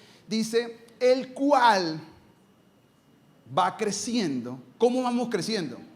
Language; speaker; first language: Spanish; native; Spanish